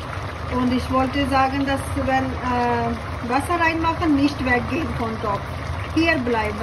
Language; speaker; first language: German; non-native, learner; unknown